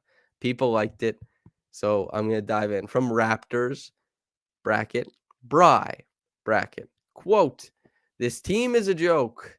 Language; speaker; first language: English; native; English